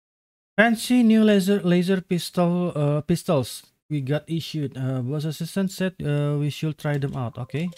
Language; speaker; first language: English; non-native, learner; Indonesian